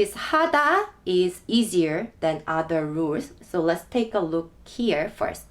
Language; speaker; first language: English; non-native, fluent; Korean